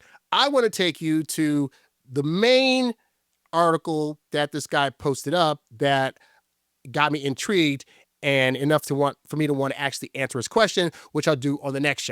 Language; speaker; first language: English; native; English